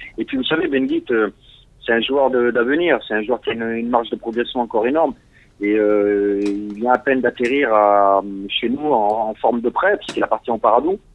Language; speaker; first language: French; non-native, local second language; Arabic